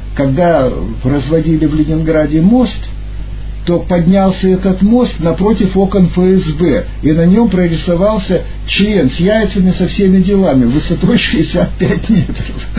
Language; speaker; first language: Russian; native; Russian